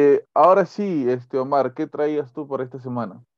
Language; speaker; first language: Spanish; native; Spanish